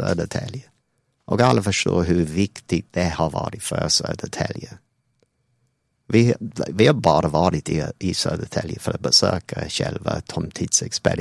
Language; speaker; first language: Swedish; non-native, fluent; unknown